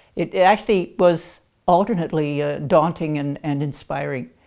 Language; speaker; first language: English; native; English